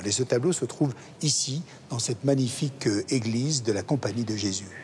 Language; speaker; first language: French; native; French